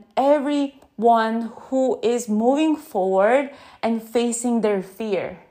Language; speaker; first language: English; non-native, local second language; Filipino